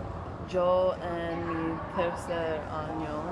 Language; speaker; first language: Spanish; non-native, learner; English